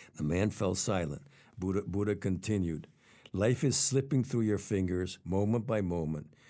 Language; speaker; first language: English; native; English